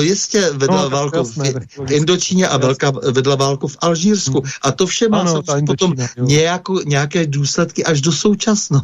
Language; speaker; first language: Czech; native; Czech